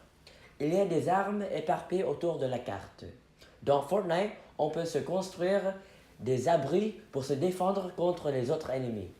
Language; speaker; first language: French; non-native, fluent; English